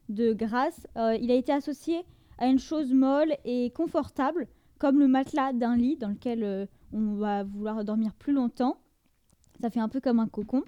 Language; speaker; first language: French; native; French